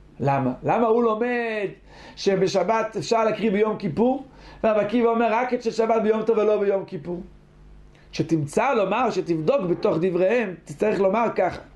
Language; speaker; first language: Hebrew; native; Hebrew